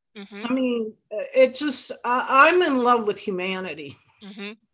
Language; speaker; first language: English; native; English